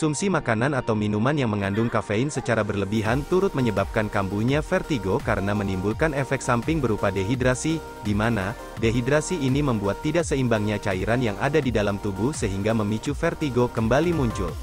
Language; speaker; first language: Indonesian; native; Indonesian